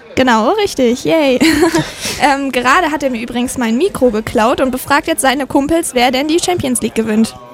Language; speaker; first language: German; native; German